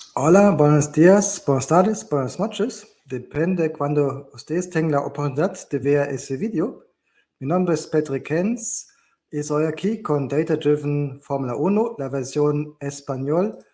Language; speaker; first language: Spanish; non-native, learner; German